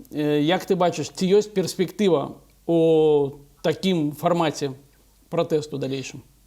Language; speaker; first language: Belarusian; non-native, local second language; Russian